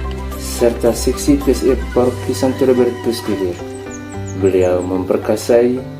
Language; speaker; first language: Indonesian; native; Indonesian